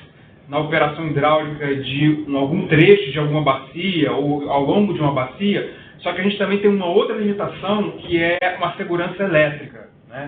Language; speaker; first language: Portuguese; native; Portuguese